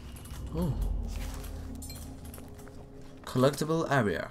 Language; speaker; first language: English; non-native, fluent; Swedish